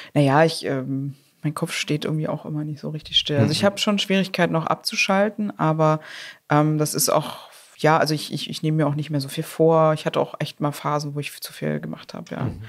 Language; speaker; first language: German; native; German